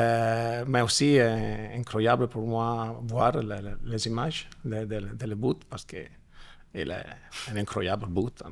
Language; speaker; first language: French; non-native, learner; Italian